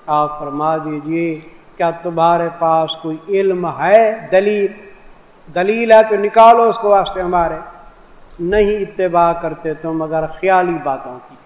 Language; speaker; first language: Urdu; non-native, local second language; Saraiki